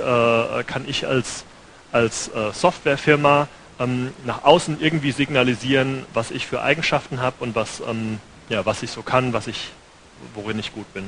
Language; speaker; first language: German; native; German